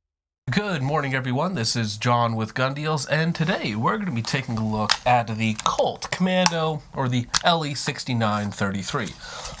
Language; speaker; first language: English; native; English